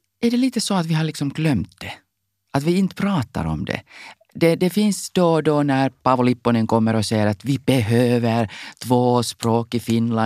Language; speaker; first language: Swedish; non-native, local second language; Finnish